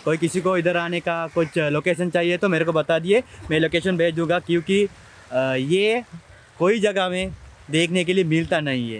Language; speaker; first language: Hindi; non-native, fluent; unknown